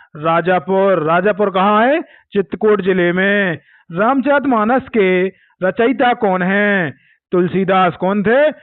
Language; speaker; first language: Hindi; native; Hindi